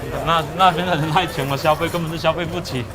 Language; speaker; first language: Chinese; native; Chinese